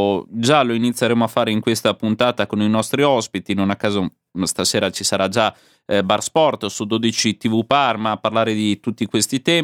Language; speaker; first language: Italian; native; Italian